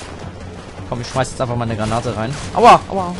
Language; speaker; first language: German; native; German